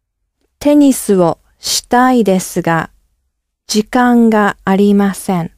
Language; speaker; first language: Japanese; non-native, learner; English